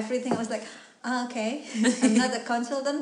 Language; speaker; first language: English; non-native, fluent; Indonesian